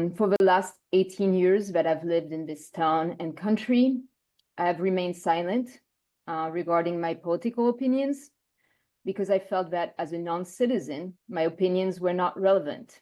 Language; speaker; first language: English; non-native, fluent; French